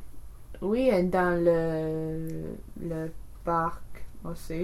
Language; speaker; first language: French; non-native, learner; English